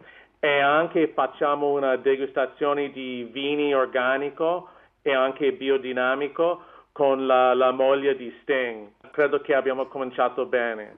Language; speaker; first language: Italian; non-native, learner; English